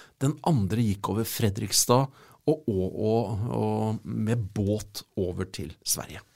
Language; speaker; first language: Norwegian; native; Norwegian